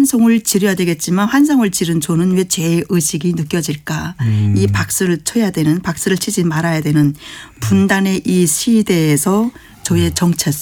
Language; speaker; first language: Korean; native; Korean